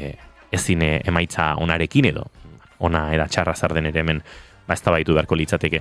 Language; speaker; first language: Basque; native; Basque